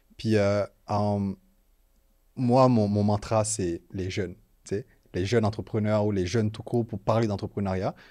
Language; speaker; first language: French; native; French